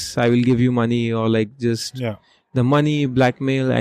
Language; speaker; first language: English; non-native, local second language; Marathi